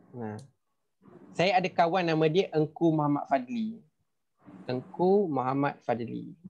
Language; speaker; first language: Malay; native; Malay